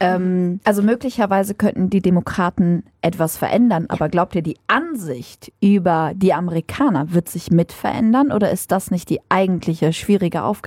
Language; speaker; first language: German; native; German